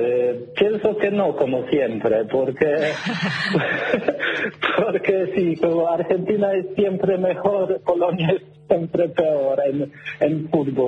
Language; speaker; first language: Spanish; non-native, learner; Polish